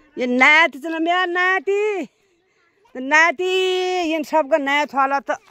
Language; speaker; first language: Hindi; non-native, local second language; Garhwali